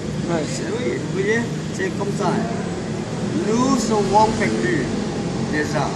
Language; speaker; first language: French; non-native, learner; Vietnamese